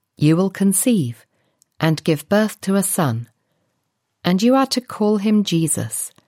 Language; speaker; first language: English; native; English